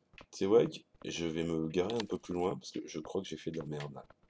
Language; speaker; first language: French; native; French